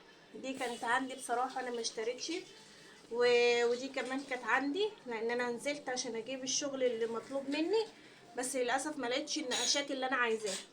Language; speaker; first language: Arabic; native; Arabic